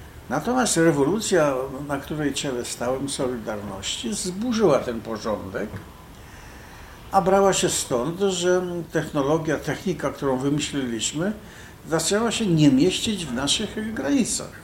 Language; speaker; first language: Polish; native; Polish